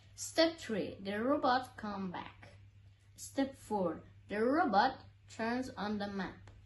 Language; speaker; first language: English; non-native, learner; Persian